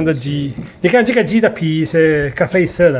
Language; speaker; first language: Chinese; non-native, fluent; Italian